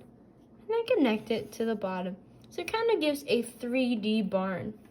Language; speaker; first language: English; native; English